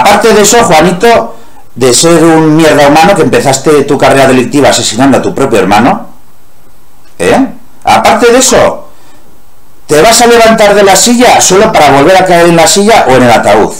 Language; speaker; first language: Spanish; native; Spanish